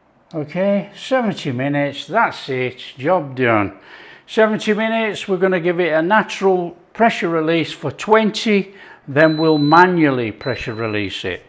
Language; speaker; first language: English; native; English